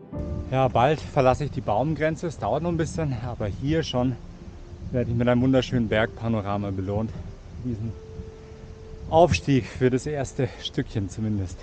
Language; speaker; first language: German; native; German